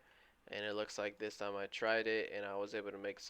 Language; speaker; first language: English; native; English